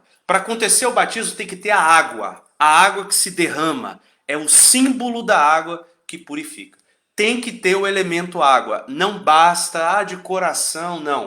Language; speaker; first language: Portuguese; native; Portuguese